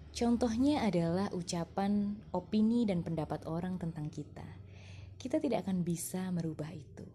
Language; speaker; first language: Indonesian; non-native, local second language; Javanese